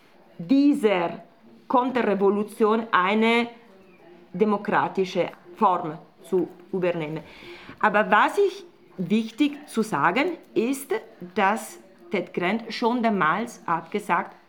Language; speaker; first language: German; non-native, fluent; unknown